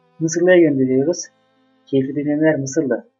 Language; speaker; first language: Turkish; native; Turkish